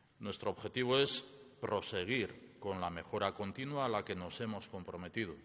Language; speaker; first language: Spanish; native; Spanish